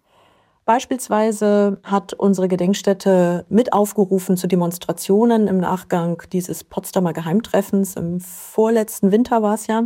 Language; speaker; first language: German; native; German